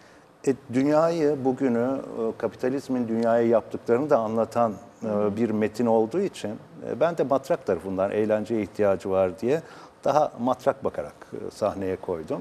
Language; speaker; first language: Turkish; native; Turkish